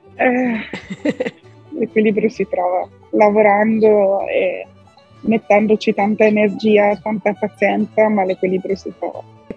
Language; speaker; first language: Italian; native; Italian